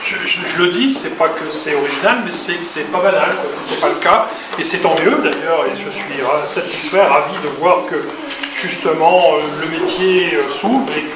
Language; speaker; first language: French; native; French